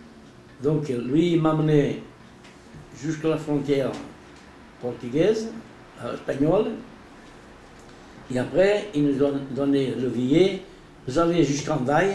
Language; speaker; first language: French; non-native, learner; Portuguese